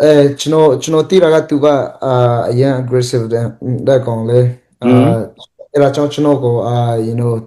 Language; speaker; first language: Burmese; early bilingual, heritage; Burmese